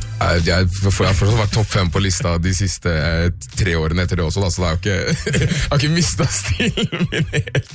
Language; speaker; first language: Norwegian; early bilingual, other home language; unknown